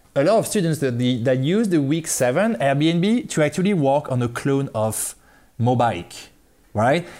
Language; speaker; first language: English; non-native, fluent; French